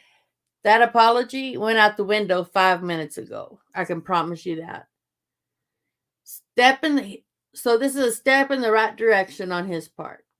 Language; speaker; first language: English; native; English